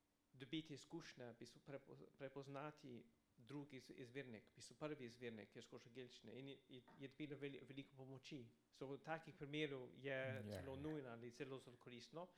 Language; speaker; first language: Slovenian; non-native, fluent; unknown